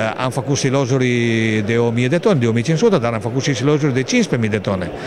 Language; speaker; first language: Romanian; non-native, fluent; Italian